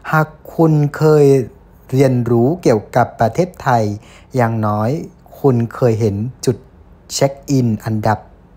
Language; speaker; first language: Thai; non-native, fluent; Vietnamese